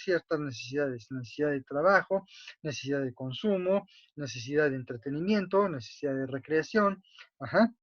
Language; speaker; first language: Spanish; native; Spanish